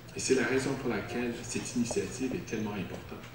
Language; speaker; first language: French; non-native, local second language; English